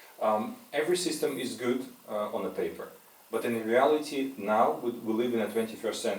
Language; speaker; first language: English; non-native, fluent; Russian